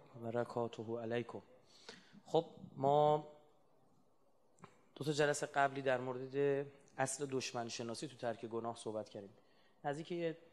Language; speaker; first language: Persian; native; Persian